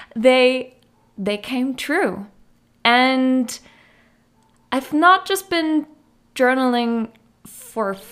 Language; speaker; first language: English; non-native, fluent; German